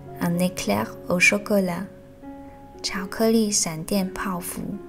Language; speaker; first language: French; non-native, fluent; Chinese